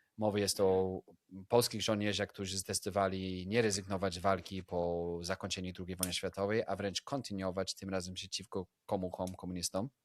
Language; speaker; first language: Polish; non-native, fluent; English